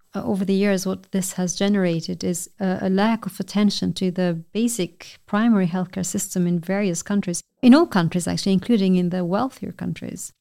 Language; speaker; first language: English; non-native, fluent; Albanian